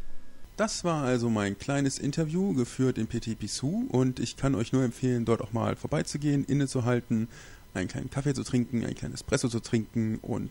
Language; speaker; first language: German; native; German